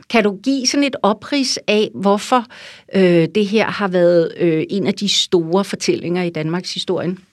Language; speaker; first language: Danish; native; Danish